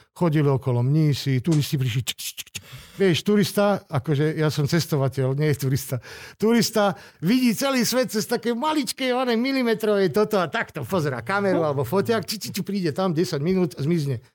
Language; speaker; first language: Slovak; non-native, local second language; Hungarian